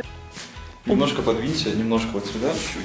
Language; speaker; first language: Russian; native; Russian